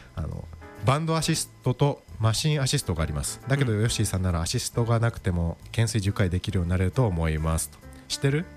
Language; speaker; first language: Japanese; native; Japanese